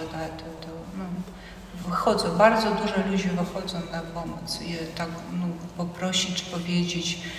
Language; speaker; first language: Polish; non-native, fluent; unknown